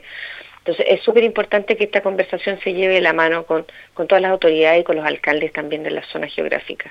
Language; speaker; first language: Spanish; native; Spanish